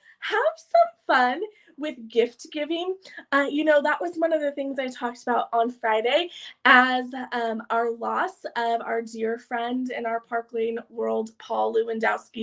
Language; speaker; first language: English; native; English